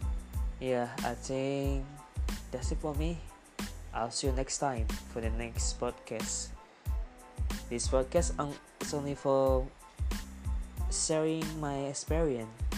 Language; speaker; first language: English; non-native, learner; Indonesian